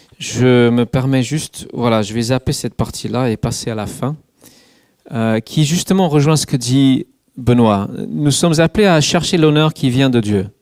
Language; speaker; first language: French; non-native, fluent; English